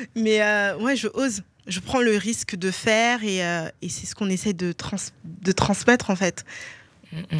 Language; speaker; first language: French; early bilingual, other home language; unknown